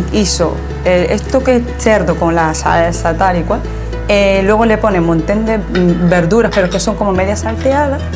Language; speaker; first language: Spanish; early bilingual, other home language; Korean